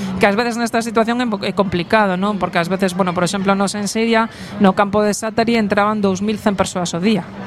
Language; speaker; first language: Galician; non-native, local second language; Spanish